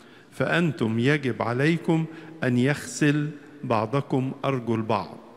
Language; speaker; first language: Arabic; native; Arabic